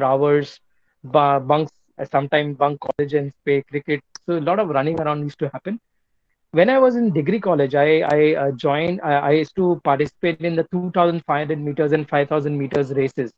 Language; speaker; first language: English; non-native, local second language; Telugu